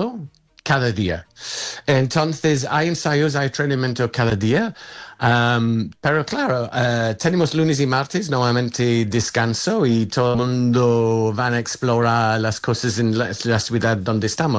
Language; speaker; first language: Spanish; non-native, fluent; English